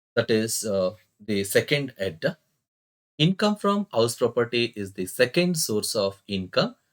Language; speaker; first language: English; non-native, local second language; Kannada